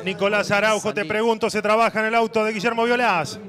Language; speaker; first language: Spanish; native; Spanish